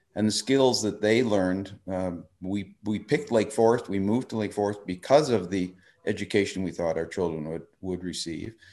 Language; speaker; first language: English; native; English